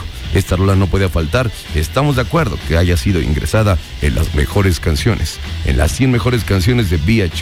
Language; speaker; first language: Spanish; native; Spanish